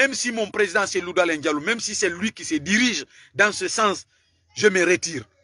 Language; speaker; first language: French; non-native, local second language; Susu